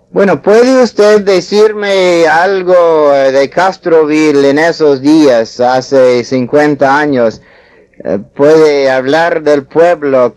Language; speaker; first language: Spanish; non-native, fluent; English